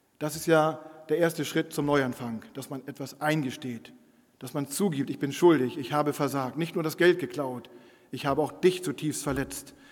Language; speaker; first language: German; non-native, local second language; Low German